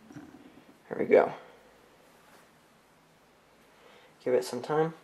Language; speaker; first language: English; native; English